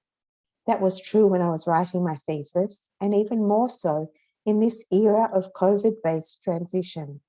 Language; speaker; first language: English; non-native, fluent; Hebrew